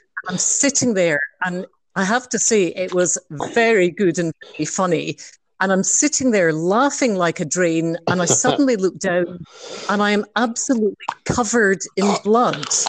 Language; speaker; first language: English; native; English